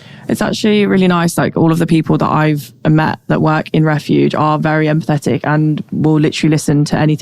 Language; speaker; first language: English; native; English